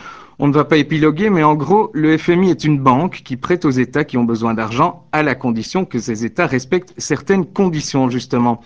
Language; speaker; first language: French; native; French